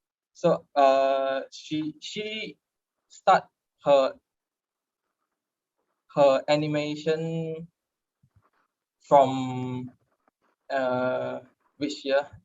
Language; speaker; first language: English; non-native, learner; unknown